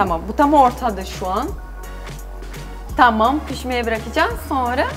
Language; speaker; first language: Turkish; non-native, learner; Portuguese